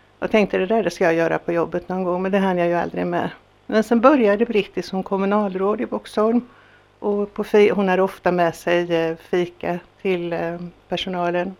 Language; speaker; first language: Swedish; native; Swedish